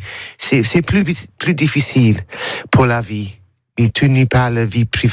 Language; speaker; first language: French; non-native, learner; English